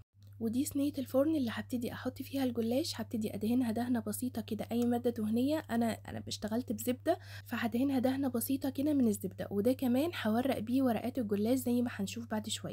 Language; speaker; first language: Arabic; native; Arabic